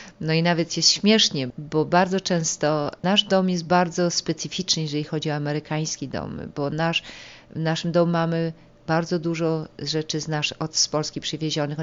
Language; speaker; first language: Polish; native; Polish